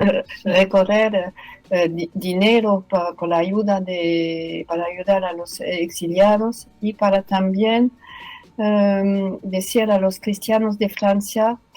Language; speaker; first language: Spanish; non-native, fluent; French